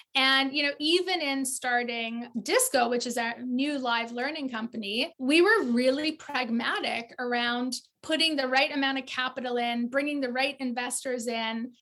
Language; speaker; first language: English; native; English